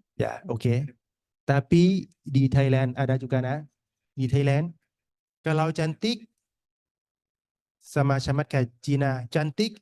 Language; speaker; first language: Indonesian; non-native, learner; Thai